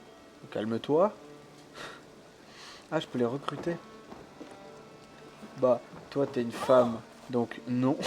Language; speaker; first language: French; native; French